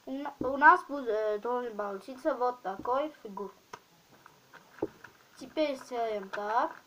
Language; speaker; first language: Russian; non-native, local second language; Armenian